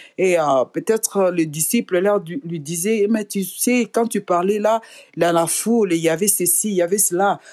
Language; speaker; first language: French; non-native, local second language; Lingala